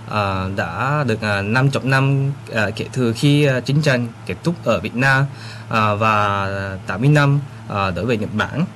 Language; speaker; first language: Vietnamese; early bilingual, heritage; Vietnamese